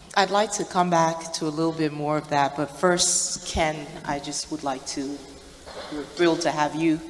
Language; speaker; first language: English; native; English